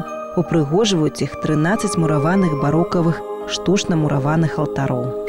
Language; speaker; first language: Belarusian; native; Belarusian